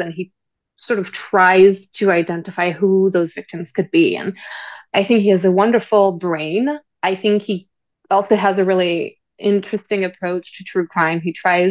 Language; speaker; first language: English; non-native, fluent; French